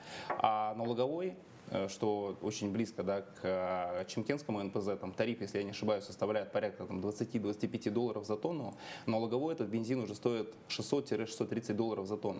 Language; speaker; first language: Russian; native; Russian